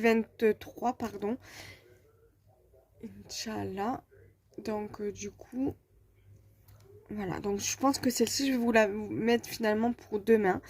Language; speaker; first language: French; native; French